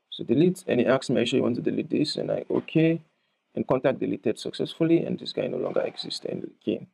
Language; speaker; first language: English; non-native, local second language; Yoruba